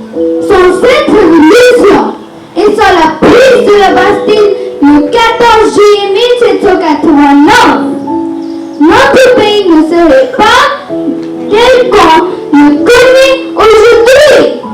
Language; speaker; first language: French; non-native, learner; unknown